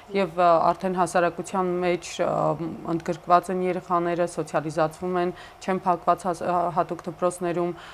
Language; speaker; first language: Armenian; native; Armenian